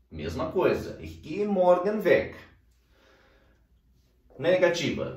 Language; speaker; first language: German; non-native, fluent; Portuguese